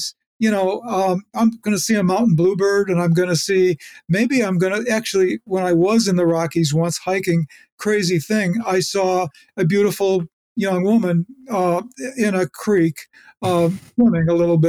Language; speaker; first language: English; native; English